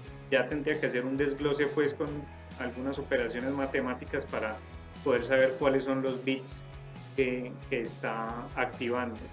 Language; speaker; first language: Spanish; native; Spanish